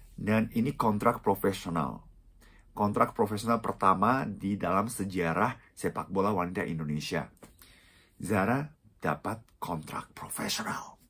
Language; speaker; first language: Indonesian; non-native, fluent; Japanese